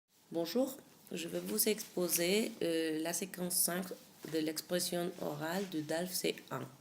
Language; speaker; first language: French; non-native, fluent; Spanish